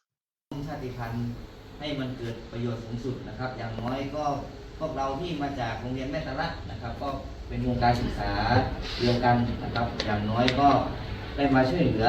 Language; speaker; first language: Thai; native; Thai